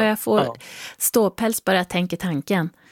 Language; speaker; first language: Swedish; native; Swedish